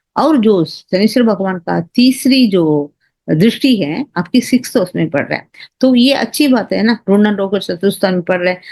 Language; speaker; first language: Hindi; non-native, local second language; Tamil